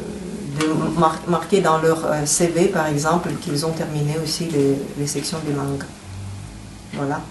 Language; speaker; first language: French; non-native, fluent; Russian